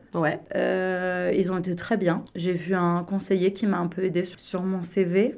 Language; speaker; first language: French; native; French